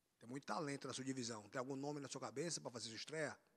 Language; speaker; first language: Portuguese; native; Portuguese